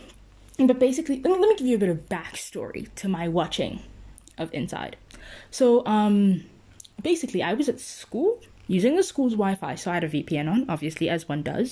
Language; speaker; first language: English; non-native, local second language; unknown